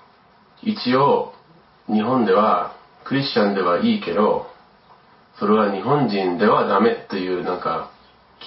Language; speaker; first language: Japanese; early bilingual, other home language; English